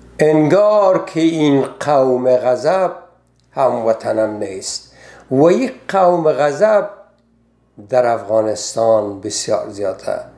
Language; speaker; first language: Persian; native; Persian